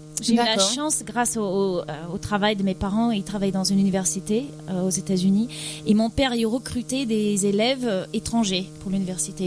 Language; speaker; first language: French; non-native, fluent; English